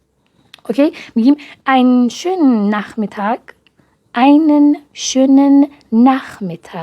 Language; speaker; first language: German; non-native, fluent; Persian